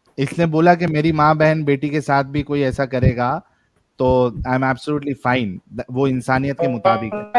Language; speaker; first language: Hindi; native; Hindi